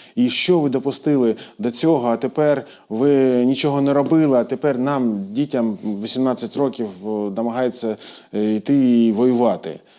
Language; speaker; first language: Ukrainian; non-native, local second language; Russian